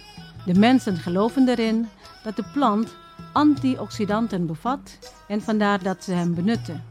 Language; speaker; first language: Dutch; non-native, fluent; Indonesian